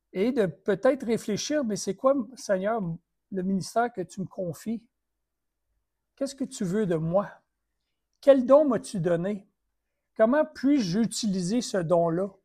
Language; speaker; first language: French; native; French